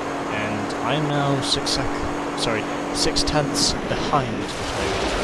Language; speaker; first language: English; native; English